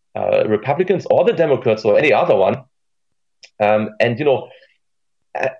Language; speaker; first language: English; non-native, fluent; German